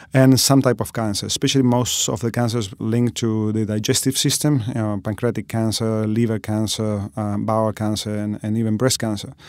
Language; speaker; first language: English; non-native, fluent; Spanish